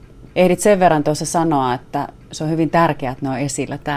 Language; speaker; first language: Finnish; native; Finnish